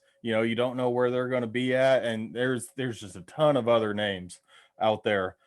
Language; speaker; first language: English; native; English